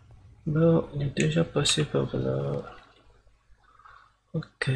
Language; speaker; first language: French; non-native, learner; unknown